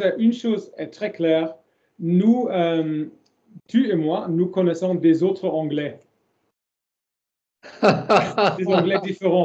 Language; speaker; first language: French; non-native, learner; German